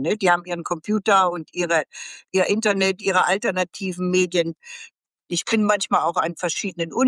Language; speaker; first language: German; native; German